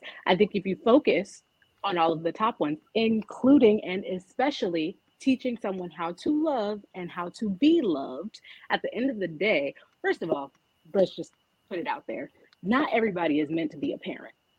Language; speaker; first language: English; native; English